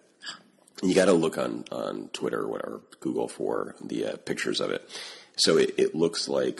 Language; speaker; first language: English; native; English